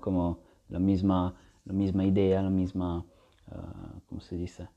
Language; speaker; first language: Spanish; non-native, fluent; Italian